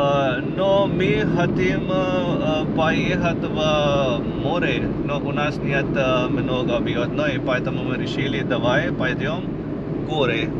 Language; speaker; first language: Russian; non-native, learner; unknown